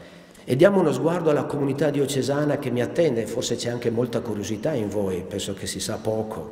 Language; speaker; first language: Italian; native; Italian